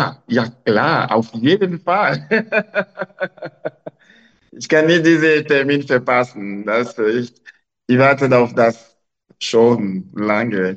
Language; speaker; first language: German; non-native, learner; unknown